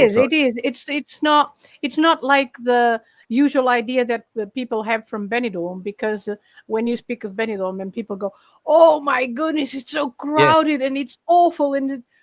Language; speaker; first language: English; non-native, fluent; Portuguese